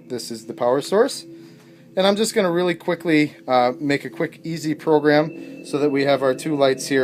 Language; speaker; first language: English; native; English